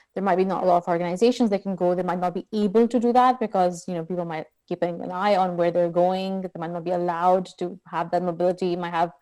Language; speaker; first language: English; non-native, local second language; Urdu